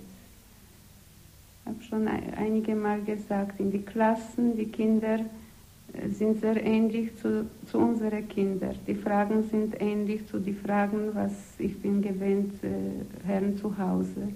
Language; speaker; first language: German; non-native, fluent; Polish